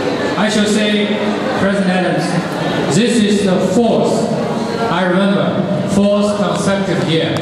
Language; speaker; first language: English; non-native, fluent; Chinese